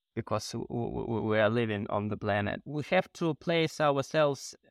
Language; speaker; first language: English; non-native, fluent; Ukrainian